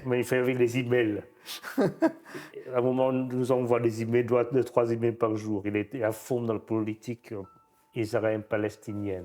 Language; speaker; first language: French; non-native, fluent; Vietnamese